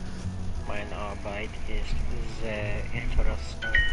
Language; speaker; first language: German; non-native, learner; English